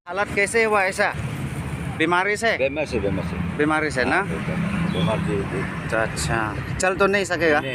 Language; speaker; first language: Hindi; non-native, local second language; Assamese